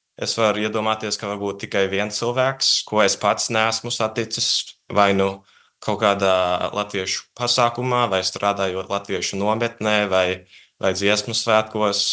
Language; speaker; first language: Latvian; early bilingual, heritage; Latvian